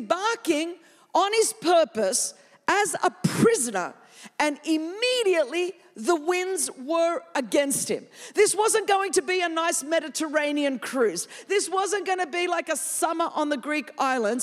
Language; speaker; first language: English; non-native, fluent; Greek